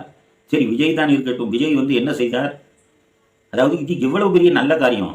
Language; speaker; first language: Tamil; native; Tamil